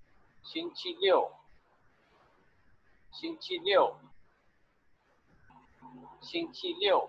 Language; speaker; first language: Chinese; non-native, learner; English